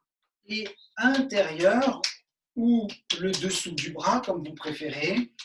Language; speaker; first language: French; native; French